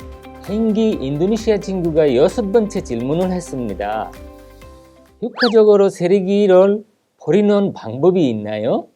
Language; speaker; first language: Korean; non-native, fluent; Bangla